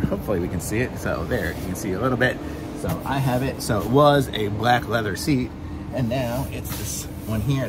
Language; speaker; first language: English; native; English